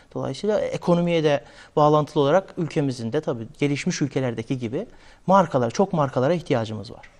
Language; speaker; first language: Turkish; native; Turkish